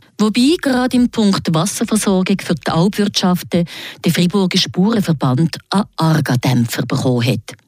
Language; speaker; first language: German; native; German